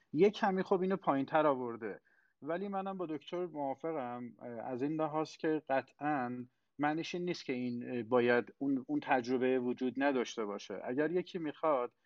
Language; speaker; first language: Persian; non-native, local second language; Azerbaijani